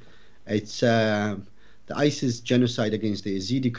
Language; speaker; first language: English; non-native, fluent; Arabic